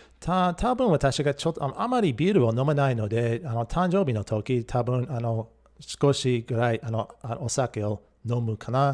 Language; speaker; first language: Japanese; non-native, learner; English